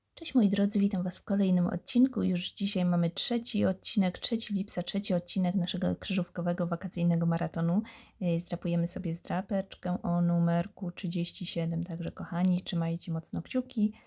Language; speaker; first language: Polish; native; Polish